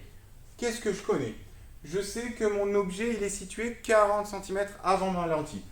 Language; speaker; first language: French; native; French